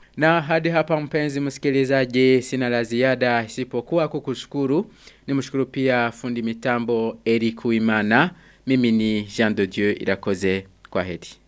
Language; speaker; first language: Swahili; non-native, local second language; Rundi